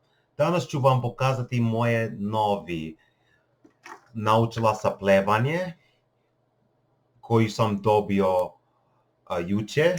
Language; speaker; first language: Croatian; non-native, learner; English